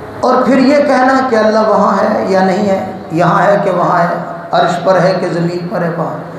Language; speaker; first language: Urdu; non-native, local second language; Punjabi